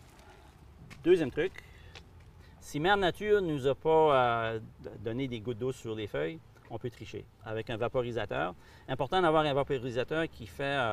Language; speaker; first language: French; native; French